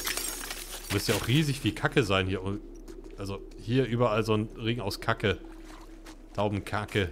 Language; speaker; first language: German; native; German